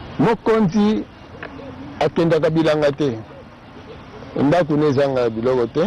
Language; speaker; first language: Lingala; non-native, local second language; Kongo